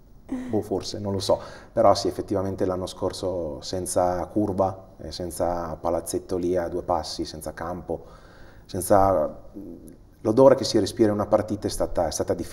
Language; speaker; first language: Italian; native; Italian